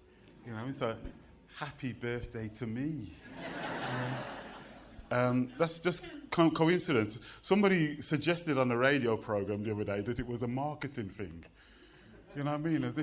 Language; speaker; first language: English; native; English